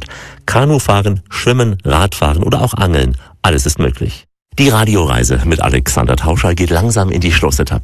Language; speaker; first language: German; native; German